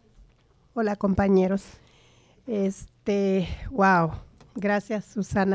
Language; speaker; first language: Spanish; native; Spanish